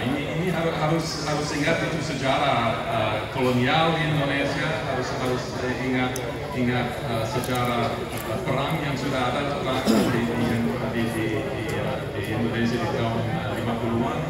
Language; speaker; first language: Indonesian; non-native, fluent; English